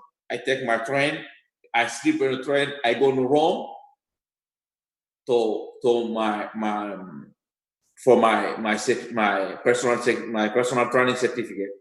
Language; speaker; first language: English; non-native, learner; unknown